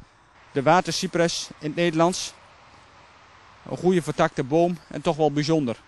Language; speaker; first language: Dutch; native; Dutch